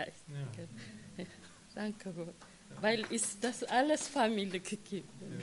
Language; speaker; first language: German; non-native, learner; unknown